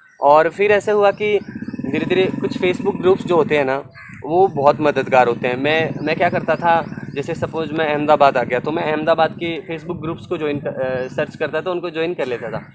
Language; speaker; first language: Hindi; native; Hindi